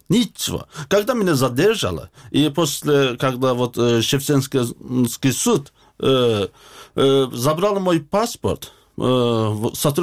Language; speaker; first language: Russian; non-native, learner; Azerbaijani